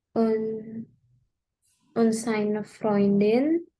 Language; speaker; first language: German; non-native, learner; Indonesian